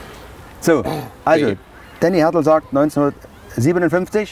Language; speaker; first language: German; native; German